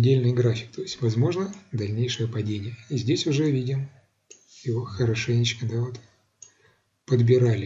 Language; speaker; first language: Russian; native; Russian